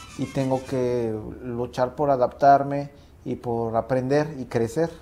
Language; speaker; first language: Spanish; native; Spanish